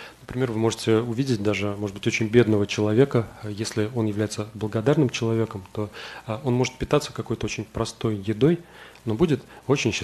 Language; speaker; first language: Russian; native; Russian